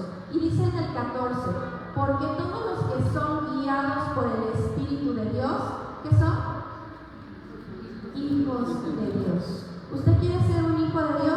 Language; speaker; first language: Spanish; native; Spanish